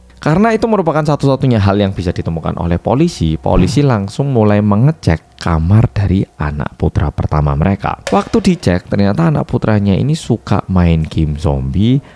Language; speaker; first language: Indonesian; non-native, fluent; Korean